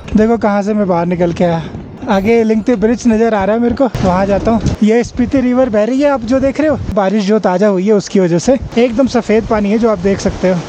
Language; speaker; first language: Hindi; native; Hindi